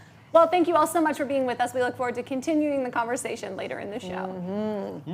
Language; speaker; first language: English; native; English